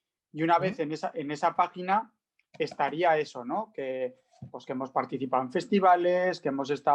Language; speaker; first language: Spanish; native; Spanish